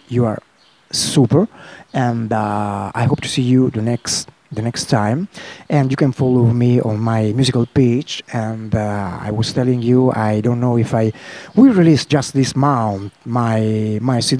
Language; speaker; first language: English; non-native, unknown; Italian